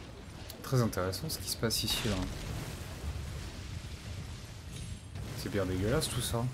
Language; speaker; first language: French; native; French